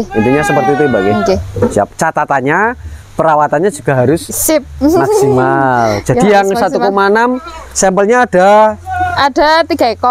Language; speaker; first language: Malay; non-native, local second language; Javanese